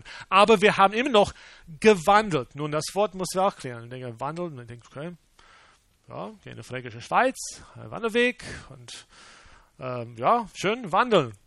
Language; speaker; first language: German; non-native, fluent; English